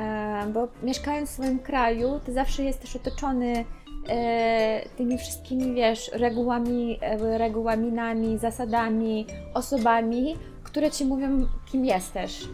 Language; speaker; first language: Polish; non-native, fluent; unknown